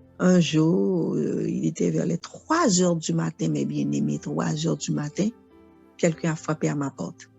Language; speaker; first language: French; non-native, local second language; Haitian Creole